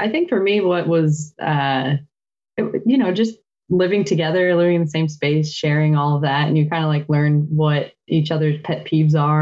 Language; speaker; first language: English; native; English